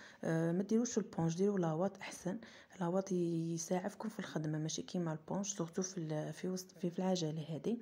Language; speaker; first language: Arabic; native; Arabic